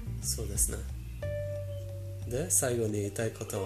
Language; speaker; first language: Japanese; non-native, fluent; Persian